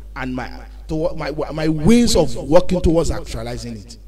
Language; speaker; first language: English; non-native, local second language; Yoruba